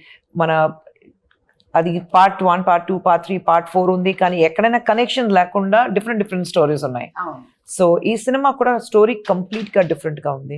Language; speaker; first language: Telugu; non-native, local second language; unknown